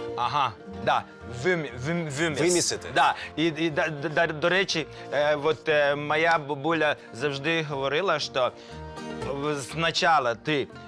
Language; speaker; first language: Ukrainian; non-native, local second language; Hungarian